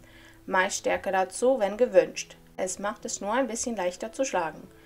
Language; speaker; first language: German; non-native, fluent; English